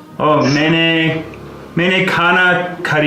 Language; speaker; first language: Hindi; non-native, learner; English